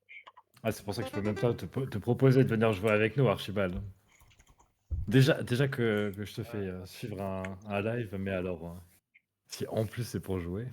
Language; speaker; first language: French; native; French